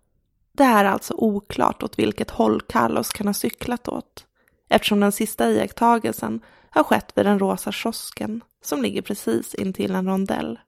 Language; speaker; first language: Swedish; native; Swedish